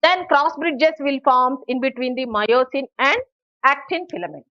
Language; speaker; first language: English; non-native, local second language; Telugu